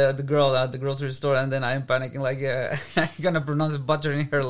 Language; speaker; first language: English; non-native, fluent; Portuguese